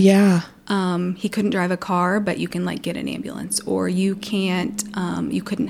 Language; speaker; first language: English; early bilingual, other home language; Pennsylvania German